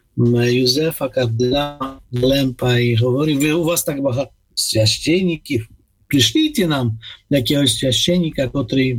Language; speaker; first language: Ukrainian; non-native, fluent; Polish